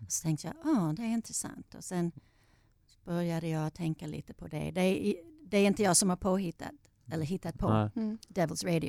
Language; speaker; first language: Swedish; non-native, fluent; English